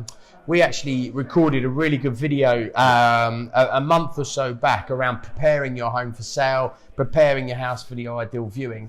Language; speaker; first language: English; native; English